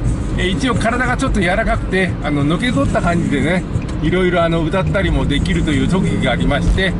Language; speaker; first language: Japanese; native; Japanese